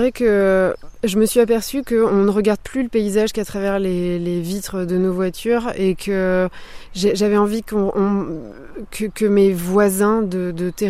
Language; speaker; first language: French; native; French